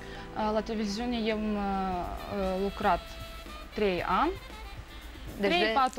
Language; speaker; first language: Romanian; non-native, learner; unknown